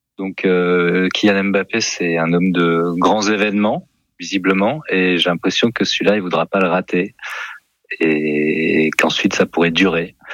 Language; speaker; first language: French; native; French